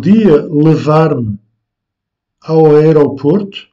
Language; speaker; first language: Portuguese; non-native, fluent; French